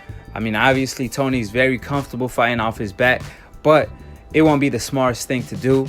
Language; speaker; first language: English; native; English